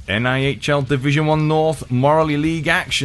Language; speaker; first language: English; native; English